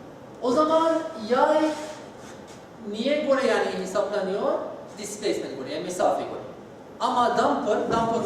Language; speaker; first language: Turkish; non-native, learner; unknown